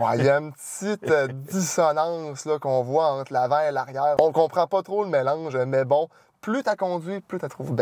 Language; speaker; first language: French; native; French